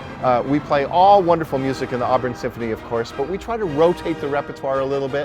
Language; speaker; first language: English; native; English